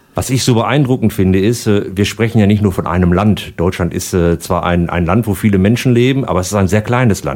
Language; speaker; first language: German; native; German